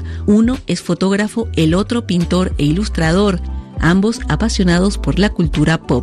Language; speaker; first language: Spanish; native; Spanish